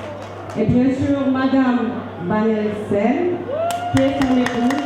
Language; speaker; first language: French; non-native, local second language; Jola-Fonyi